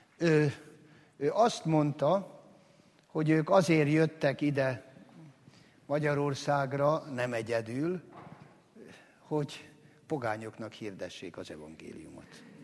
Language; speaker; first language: Hungarian; native; Hungarian